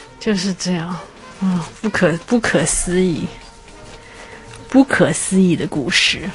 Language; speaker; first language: Chinese; native; Chinese